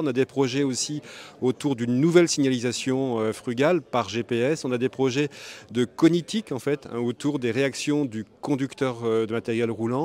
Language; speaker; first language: French; native; French